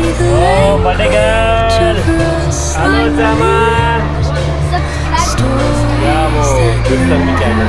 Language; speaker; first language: German; non-native, learner; Tibetan